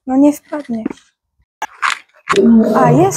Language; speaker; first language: Polish; native; Polish